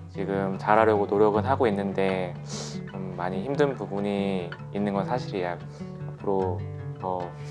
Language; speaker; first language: Korean; native; Korean